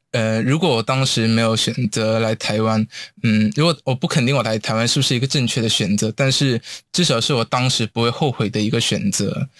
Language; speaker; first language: Chinese; non-native, local second language; Cantonese